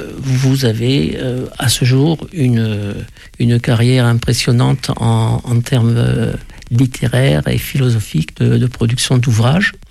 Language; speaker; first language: French; native; French